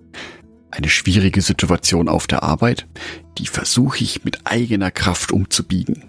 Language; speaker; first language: German; native; German